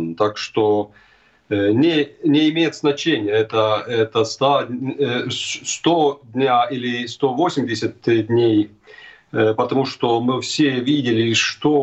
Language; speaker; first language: Russian; non-native, fluent; Estonian